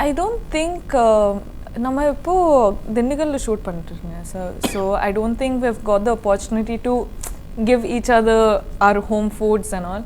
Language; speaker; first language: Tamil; non-native, learner; Kodava